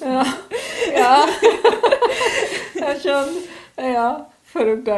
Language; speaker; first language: German; non-native, learner; Korean